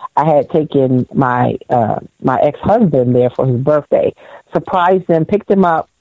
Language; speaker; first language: English; native; English